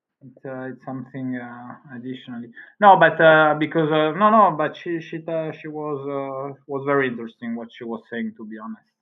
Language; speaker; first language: English; non-native, learner; Spanish